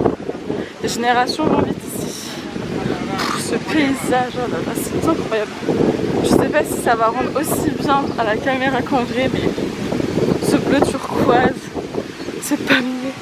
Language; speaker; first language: French; native; French